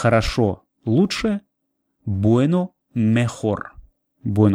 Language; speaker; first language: Spanish; non-native, fluent; Russian